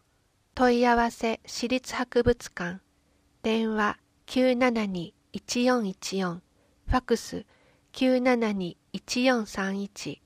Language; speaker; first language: Japanese; native; Japanese